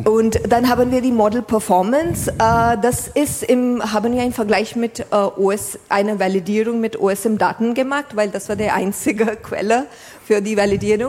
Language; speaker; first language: German; non-native, fluent; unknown